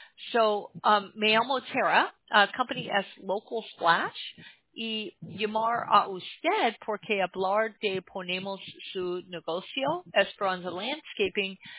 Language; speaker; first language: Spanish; non-native, learner; English